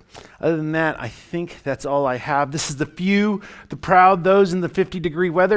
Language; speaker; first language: English; native; English